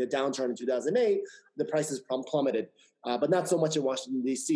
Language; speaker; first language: English; native; English